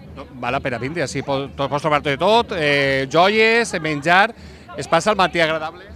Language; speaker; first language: Catalan; native; Catalan